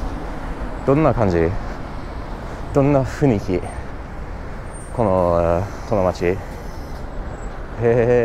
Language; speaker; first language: Japanese; non-native, learner; English